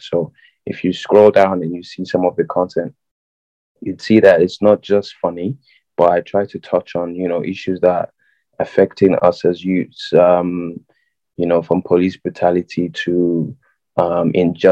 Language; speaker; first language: English; non-native, local second language; Yoruba